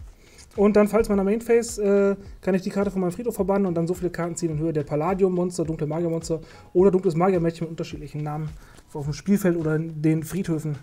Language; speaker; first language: German; native; German